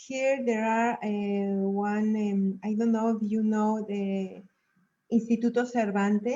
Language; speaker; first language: English; non-native, learner; Spanish